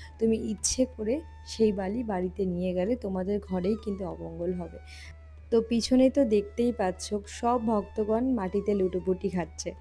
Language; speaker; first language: Bangla; native; Bangla